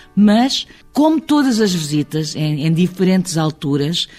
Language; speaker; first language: Portuguese; early bilingual, heritage; Portuguese